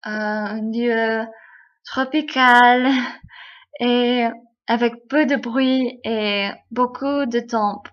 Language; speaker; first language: French; non-native, learner; English